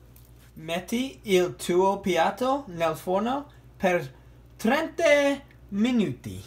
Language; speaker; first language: Italian; non-native, learner; English